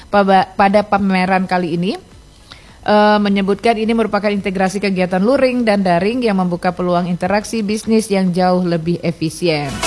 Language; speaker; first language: Indonesian; native; Indonesian